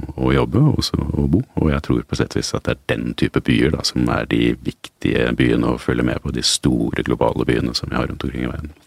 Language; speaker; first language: Norwegian; native; Norwegian